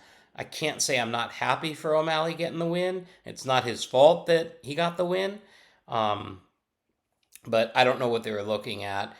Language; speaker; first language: English; native; English